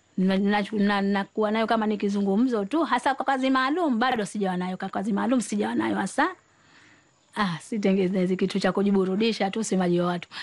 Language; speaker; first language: Swahili; native; Swahili